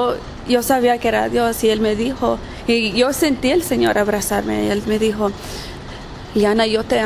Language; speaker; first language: Spanish; early bilingual, heritage; Spanish